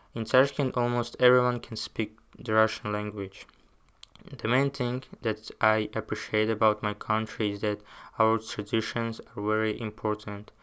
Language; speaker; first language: English; non-native, fluent; Uzbek